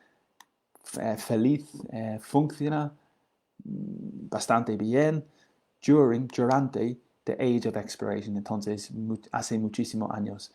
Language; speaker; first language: Spanish; non-native, learner; English